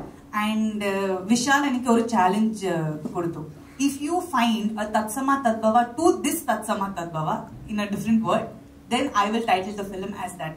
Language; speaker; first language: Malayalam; non-native, fluent; Kannada